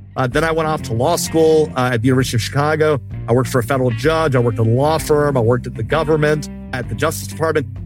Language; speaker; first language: English; early bilingual, other home language; Hindi